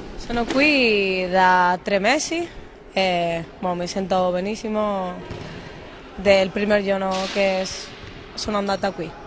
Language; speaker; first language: Italian; non-native, learner; Spanish